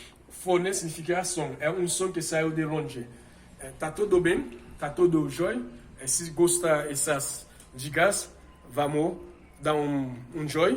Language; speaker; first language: Portuguese; non-native, fluent; Haitian Creole